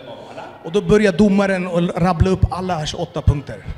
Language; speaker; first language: Swedish; early bilingual, other home language; Amharic